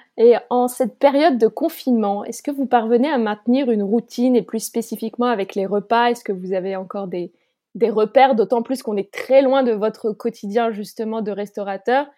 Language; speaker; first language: French; native; French